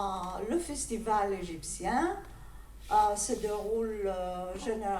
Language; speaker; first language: French; non-native, fluent; Greek